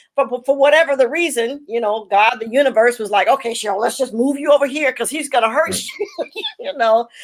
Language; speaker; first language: English; native; English